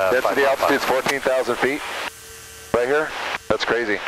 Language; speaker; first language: English; native; English